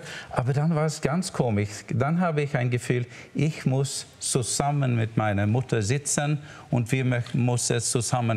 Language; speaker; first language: German; non-native, learner; Swedish